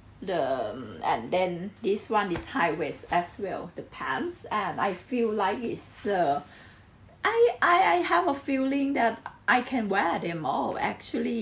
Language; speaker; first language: English; non-native, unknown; Thai